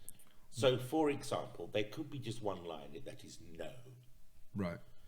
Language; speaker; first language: English; native; English